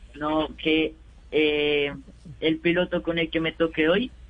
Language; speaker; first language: Spanish; native; Spanish